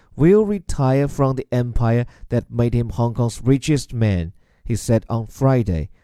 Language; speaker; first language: English; non-native, fluent; Chinese